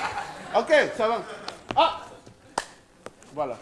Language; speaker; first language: French; non-native, fluent; English